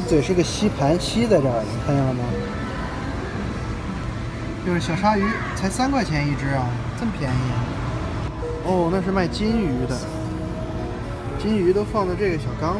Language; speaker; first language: Chinese; native; Chinese